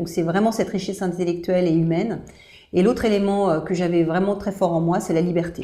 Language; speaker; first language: French; native; French